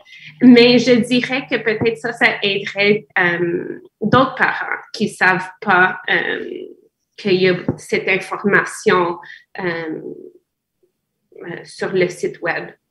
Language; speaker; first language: French; non-native, fluent; English